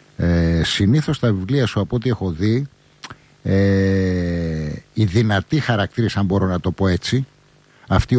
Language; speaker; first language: Greek; native; Greek